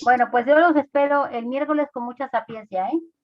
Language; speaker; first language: Spanish; native; Spanish